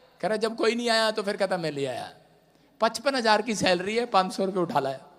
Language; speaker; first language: Hindi; non-native, local second language; Punjabi